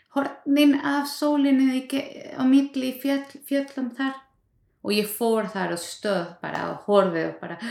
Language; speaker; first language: Icelandic; non-native, learner; Spanish